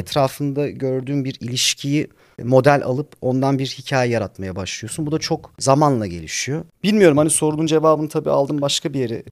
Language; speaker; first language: Turkish; native; Turkish